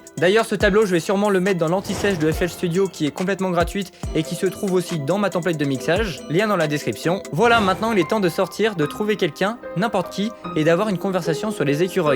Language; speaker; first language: French; native; French